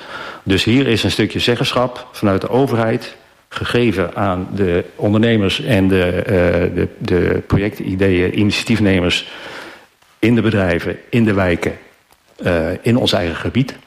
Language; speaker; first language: Dutch; native; Dutch